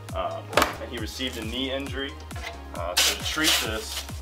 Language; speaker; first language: English; native; English